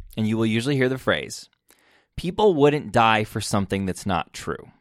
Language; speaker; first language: English; native; English